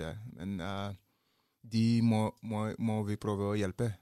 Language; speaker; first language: Norwegian; non-native, learner; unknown